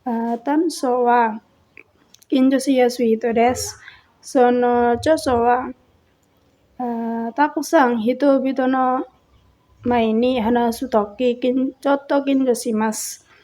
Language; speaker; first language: Japanese; non-native, learner; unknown